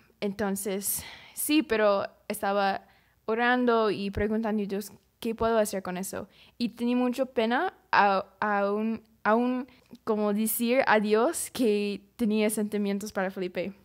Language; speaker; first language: Spanish; non-native, learner; English